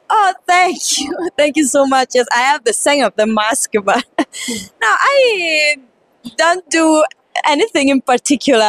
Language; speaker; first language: English; non-native, fluent; Italian